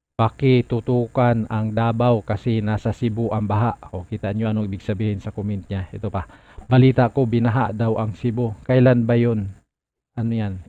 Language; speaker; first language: Filipino; non-native, local second language; Cebuano